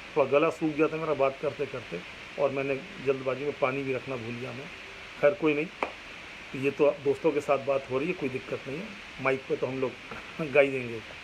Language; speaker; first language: Hindi; non-native, local second language; Bangla